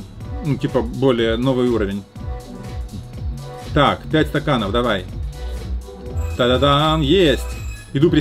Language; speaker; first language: Russian; native; Russian